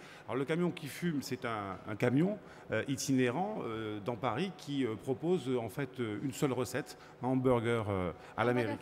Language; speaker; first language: French; native; French